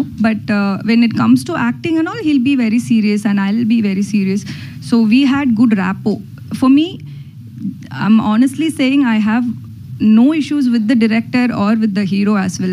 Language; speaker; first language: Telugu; non-native, learner; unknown